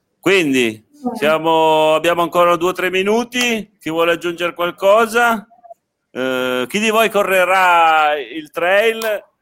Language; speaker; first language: Italian; native; Italian